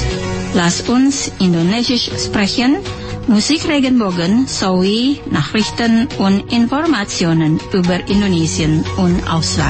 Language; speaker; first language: German; non-native, fluent; Indonesian